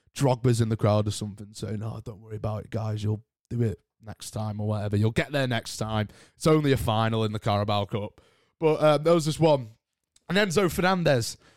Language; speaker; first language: English; native; English